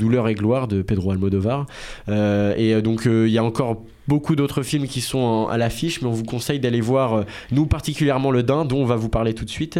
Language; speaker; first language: French; native; French